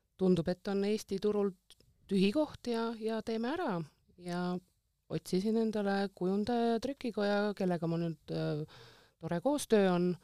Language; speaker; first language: Estonian; native; Estonian